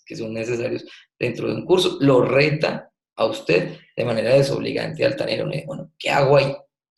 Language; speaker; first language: Spanish; native; Spanish